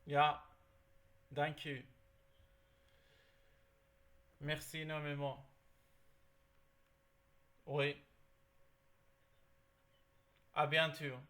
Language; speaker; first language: French; non-native, learner; Arabic